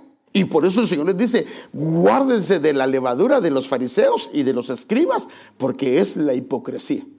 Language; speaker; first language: Spanish; native; Spanish